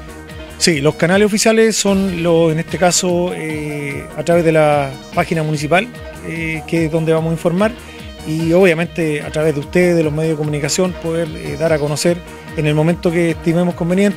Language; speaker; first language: Spanish; native; Spanish